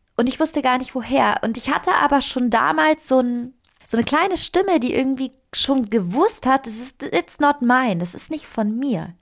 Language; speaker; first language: German; non-native, fluent; Italian